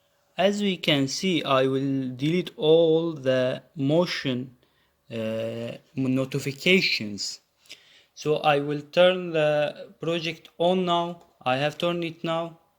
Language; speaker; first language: English; non-native, learner; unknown